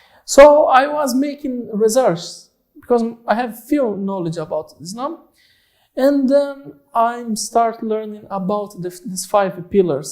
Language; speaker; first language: English; non-native, learner; Portuguese